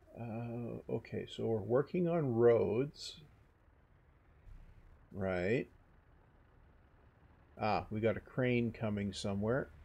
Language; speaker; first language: English; native; English